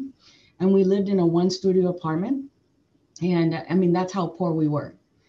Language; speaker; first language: English; early bilingual, other home language; Spanish